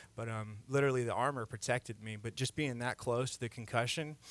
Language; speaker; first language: English; native; English